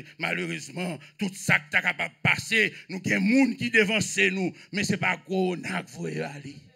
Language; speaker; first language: French; non-native, local second language; Haitian Creole